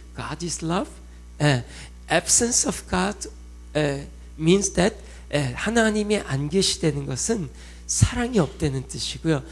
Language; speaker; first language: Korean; early bilingual, heritage; Korean